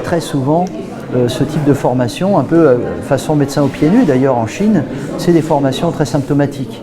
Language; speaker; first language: French; native; French